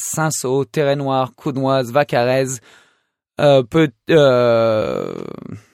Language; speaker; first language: English; non-native, fluent; French